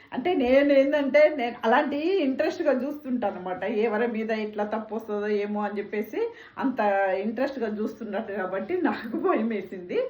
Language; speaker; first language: Telugu; non-native, local second language; Tamil